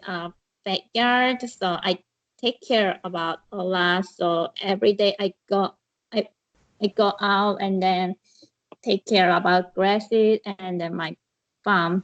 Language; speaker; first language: English; non-native, learner; Korean